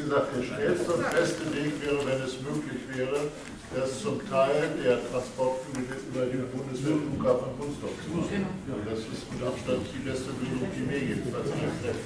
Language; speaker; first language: German; native; German